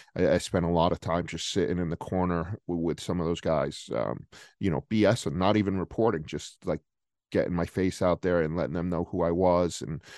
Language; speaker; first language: English; native; English